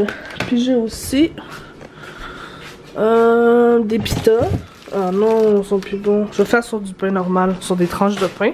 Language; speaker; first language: French; native; French